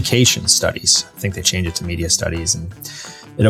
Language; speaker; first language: English; native; English